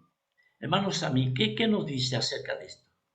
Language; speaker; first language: Spanish; native; Spanish